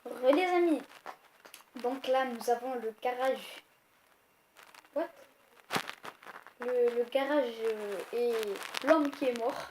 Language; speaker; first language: French; native; French